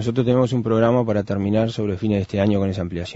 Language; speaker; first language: Spanish; native; Spanish